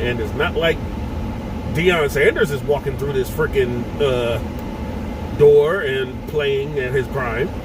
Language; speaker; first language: English; native; English